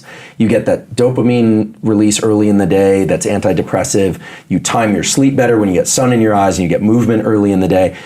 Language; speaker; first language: English; native; English